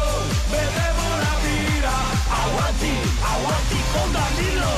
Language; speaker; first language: Italian; native; Italian